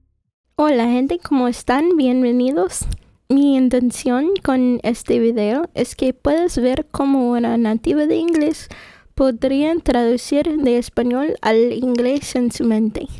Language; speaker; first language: Spanish; non-native, fluent; English